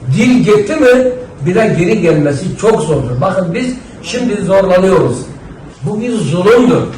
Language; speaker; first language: Turkish; non-native, local second language; Zaza